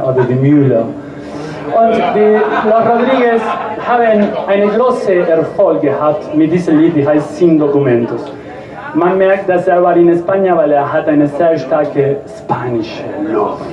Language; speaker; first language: German; non-native, learner; Spanish